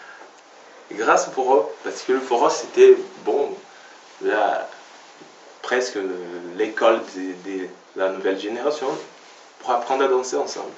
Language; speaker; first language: French; non-native, fluent; Portuguese